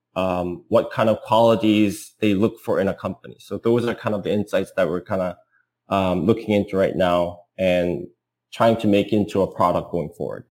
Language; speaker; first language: English; non-native, fluent; Korean